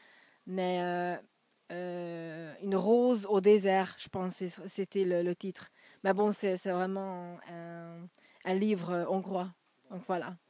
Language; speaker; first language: French; non-native, fluent; Hungarian